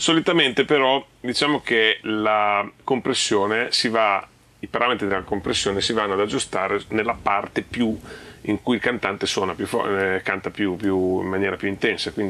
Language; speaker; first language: Italian; native; Italian